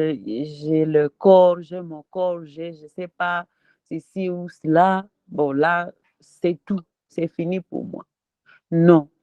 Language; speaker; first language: French; non-native, local second language; Swahili